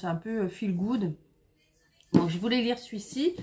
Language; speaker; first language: French; native; French